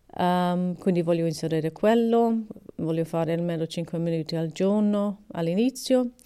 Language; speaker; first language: Italian; non-native, learner; English